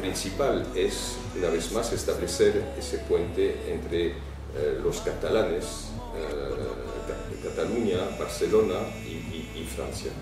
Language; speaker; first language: Spanish; non-native, fluent; French